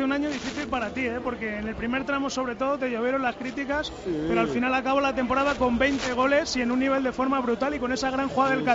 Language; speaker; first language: Spanish; native; Spanish